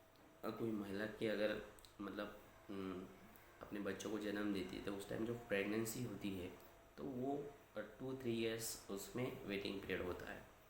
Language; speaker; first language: Hindi; non-native, local second language; Marathi